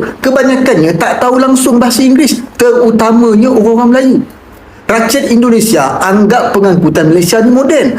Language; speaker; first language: Malay; native; Malay